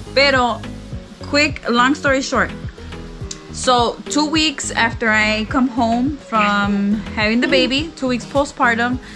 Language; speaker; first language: English; early bilingual, other home language; Spanish